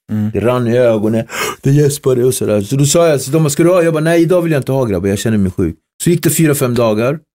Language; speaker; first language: Swedish; early bilingual, other home language; Kabuverdianu